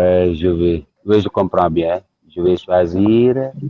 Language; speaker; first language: French; non-native, local second language; Wolof